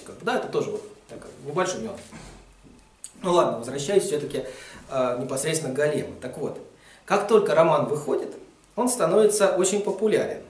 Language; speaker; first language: Russian; native; Russian